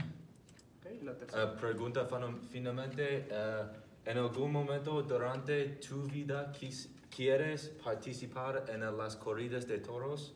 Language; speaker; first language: Spanish; non-native, learner; English